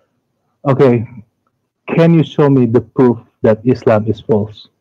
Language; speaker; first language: English; non-native, learner; Indonesian